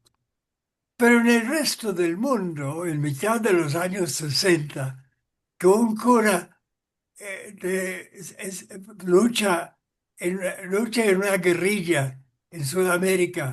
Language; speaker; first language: Spanish; non-native, fluent; English